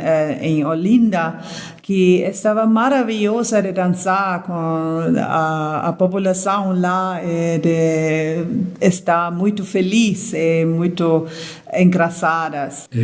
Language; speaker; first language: Portuguese; non-native, learner; German